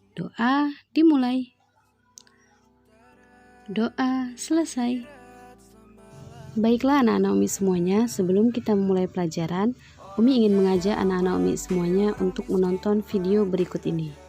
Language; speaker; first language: Indonesian; native; Indonesian